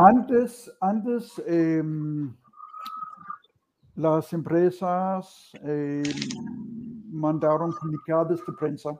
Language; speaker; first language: Spanish; non-native, fluent; Danish